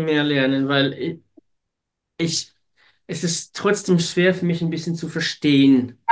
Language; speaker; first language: German; non-native, fluent; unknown